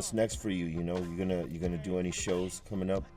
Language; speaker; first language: English; native; English